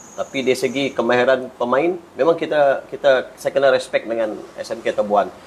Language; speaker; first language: Malay; native; Malay